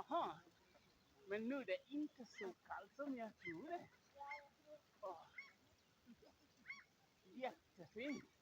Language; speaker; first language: Swedish; non-native, learner; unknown